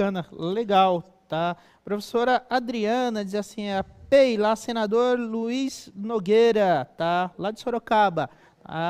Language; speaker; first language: Portuguese; native; Portuguese